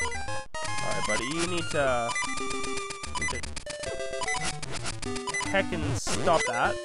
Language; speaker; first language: English; native; English